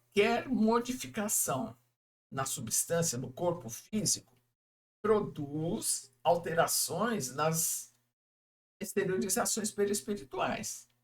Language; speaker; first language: Portuguese; native; Portuguese